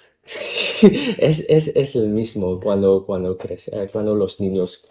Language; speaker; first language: Spanish; non-native, fluent; Cantonese